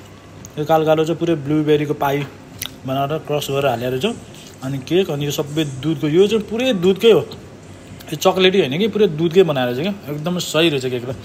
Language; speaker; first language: Nepali; native; Nepali